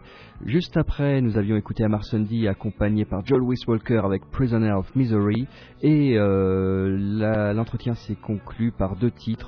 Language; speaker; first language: French; native; French